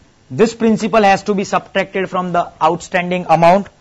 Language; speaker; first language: English; non-native, local second language; Gujarati